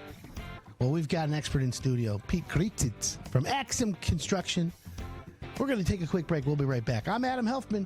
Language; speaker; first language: English; native; English